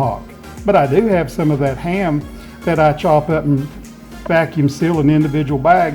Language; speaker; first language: English; native; English